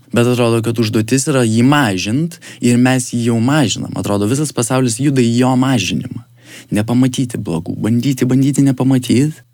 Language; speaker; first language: Lithuanian; native; Lithuanian